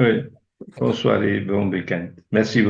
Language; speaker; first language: French; non-native, fluent; Dutch